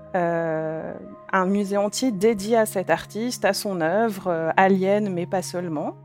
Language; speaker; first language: French; native; French